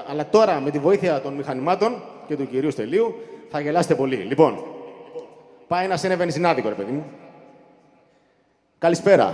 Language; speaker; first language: Greek; native; Greek